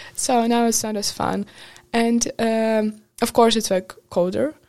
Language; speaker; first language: English; non-native, fluent; Ukrainian